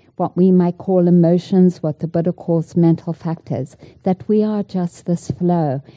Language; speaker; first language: English; native; English